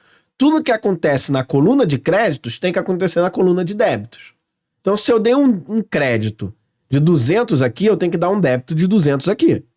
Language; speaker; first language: Portuguese; native; Portuguese